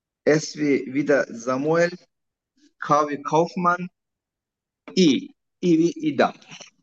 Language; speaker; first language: German; non-native, learner; Turkish